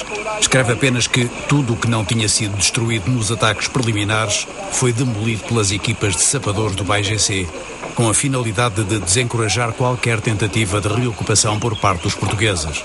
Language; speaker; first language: Portuguese; native; Portuguese